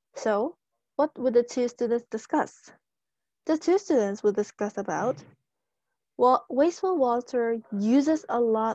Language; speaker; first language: English; non-native, local second language; Chinese